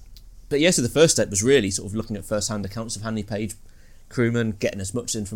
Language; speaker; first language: English; native; English